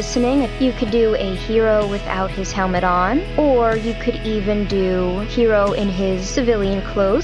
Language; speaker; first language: English; native; English